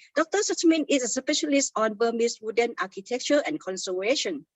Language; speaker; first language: English; non-native, fluent; Thai